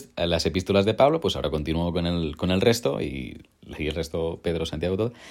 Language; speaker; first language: Spanish; native; Spanish